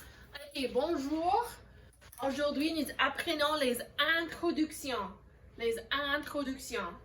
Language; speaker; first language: French; non-native, fluent; English